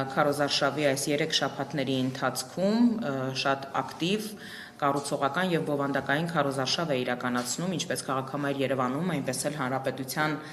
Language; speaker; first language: Armenian; native; Armenian